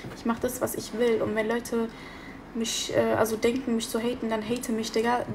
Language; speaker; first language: German; early bilingual, other home language; Italian